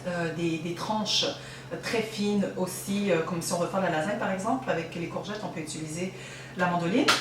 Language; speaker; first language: French; native; French